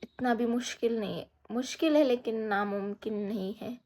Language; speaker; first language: Hindi; non-native, local second language; Marathi